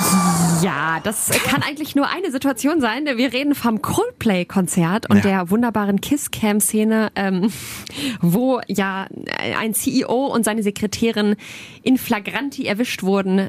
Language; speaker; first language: German; native; German